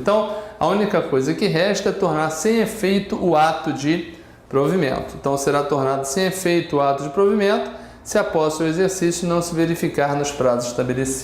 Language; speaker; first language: Portuguese; native; Portuguese